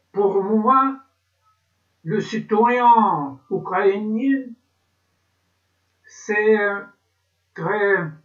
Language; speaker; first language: French; non-native, learner; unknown